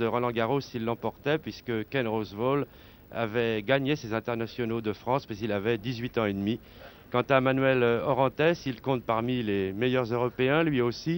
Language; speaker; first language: French; native; French